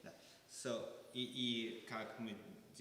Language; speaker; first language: Russian; early bilingual, heritage; Russian